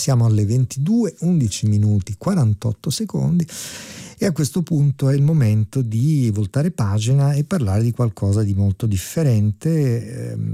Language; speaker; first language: Italian; native; Italian